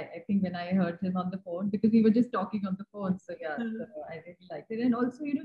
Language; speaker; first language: English; non-native, local second language; Hindi